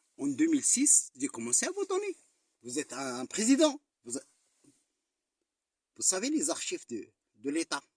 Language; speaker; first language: French; non-native, local second language; Arabic